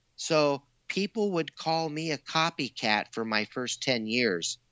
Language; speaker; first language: English; native; English